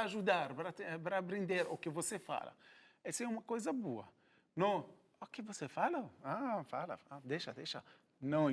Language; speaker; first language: Portuguese; non-native, learner; Arabic